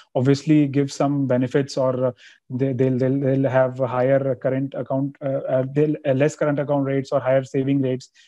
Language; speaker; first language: English; non-native, local second language; Hindi